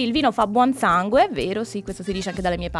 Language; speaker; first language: Italian; native; Italian